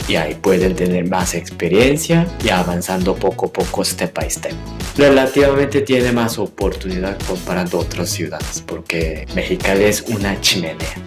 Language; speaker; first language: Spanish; non-native, fluent; Korean